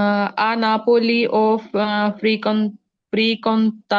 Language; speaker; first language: Italian; non-native, learner; Hindi